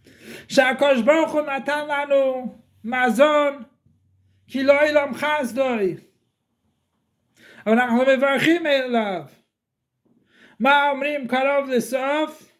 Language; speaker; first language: Hebrew; non-native, fluent; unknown